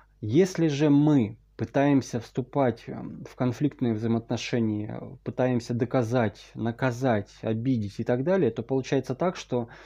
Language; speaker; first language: Russian; native; Russian